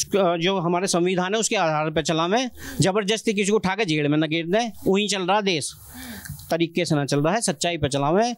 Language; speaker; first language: Hindi; native; Hindi